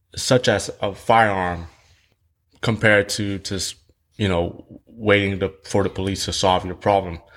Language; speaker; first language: English; early bilingual, other home language; Vietnamese